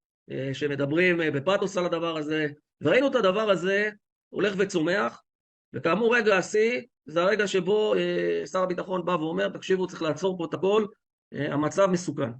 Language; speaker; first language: Hebrew; native; Hebrew